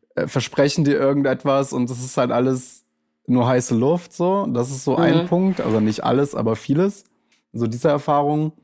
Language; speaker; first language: German; native; German